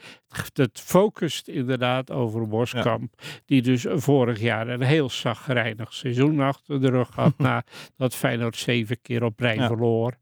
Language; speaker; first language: Dutch; native; Dutch